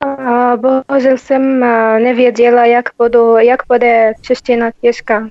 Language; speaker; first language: Czech; non-native, learner; Arabic